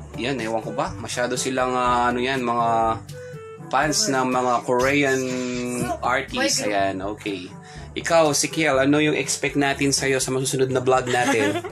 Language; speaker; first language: Filipino; non-native, local second language; Pampanga